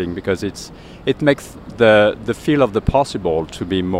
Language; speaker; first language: English; non-native, fluent; French